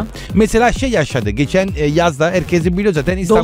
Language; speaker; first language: Turkish; non-native, fluent; Italian